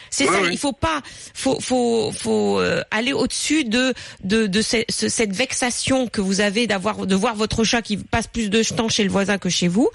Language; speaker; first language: French; native; French